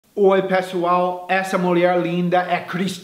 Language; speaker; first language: Portuguese; non-native, fluent; English